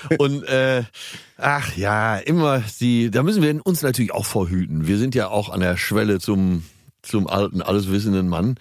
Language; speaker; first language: German; native; German